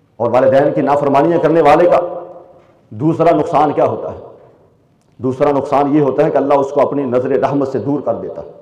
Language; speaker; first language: Urdu; non-native, local second language; Punjabi